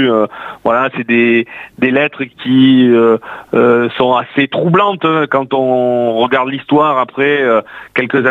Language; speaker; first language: French; native; French